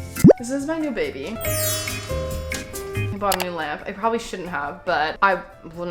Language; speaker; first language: English; native; English